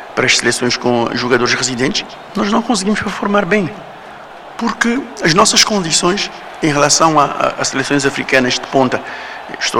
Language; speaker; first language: Portuguese; non-native, local second language; Kabuverdianu